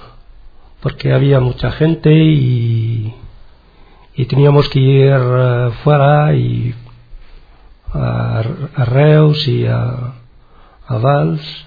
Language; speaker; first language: Spanish; non-native, learner; Arabic